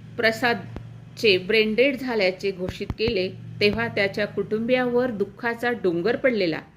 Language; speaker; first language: Marathi; native; Marathi